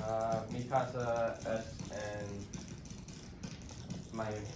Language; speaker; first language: Spanish; non-native, learner; English